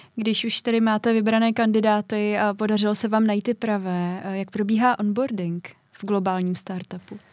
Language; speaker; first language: Czech; native; Czech